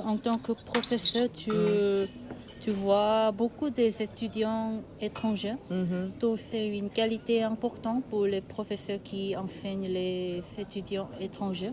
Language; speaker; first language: French; non-native, learner; Korean